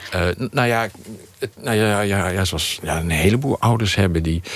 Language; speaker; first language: Dutch; native; Dutch